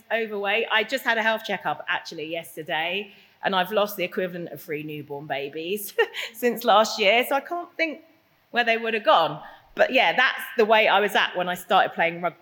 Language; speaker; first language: English; native; English